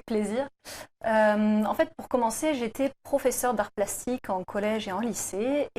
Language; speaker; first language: French; native; French